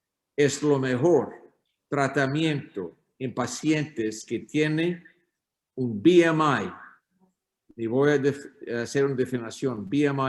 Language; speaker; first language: Spanish; non-native, learner; English